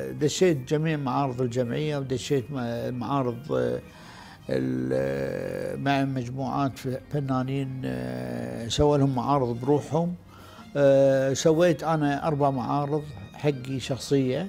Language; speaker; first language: Arabic; native; Arabic